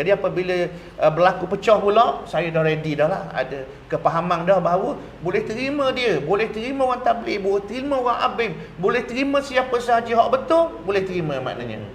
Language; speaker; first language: Malay; native; Malay